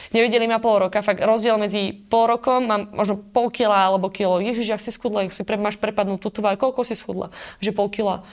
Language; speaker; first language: Slovak; native; Slovak